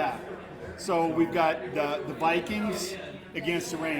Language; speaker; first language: English; native; English